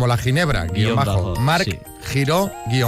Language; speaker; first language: Spanish; native; Spanish